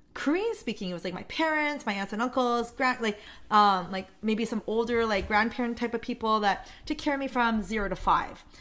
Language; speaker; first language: English; non-native, fluent; Korean